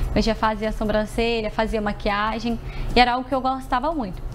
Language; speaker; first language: Portuguese; native; Portuguese